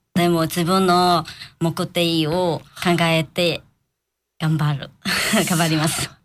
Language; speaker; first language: Japanese; non-native, learner; Burmese